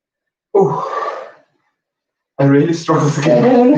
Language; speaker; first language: English; native; English